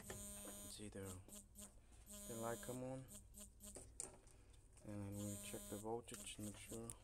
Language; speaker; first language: English; non-native, fluent; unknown